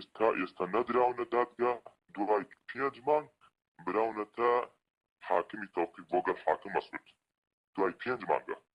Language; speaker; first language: Central Kurdish; non-native, local second language; Kurdish